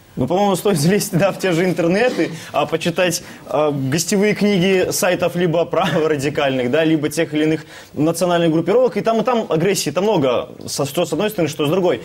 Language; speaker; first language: Russian; native; Russian